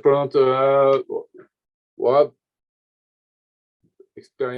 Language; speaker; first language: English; non-native, learner; French